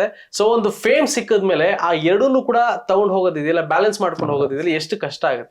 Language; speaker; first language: Kannada; native; Kannada